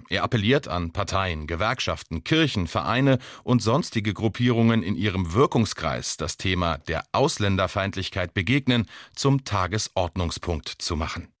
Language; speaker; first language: German; native; German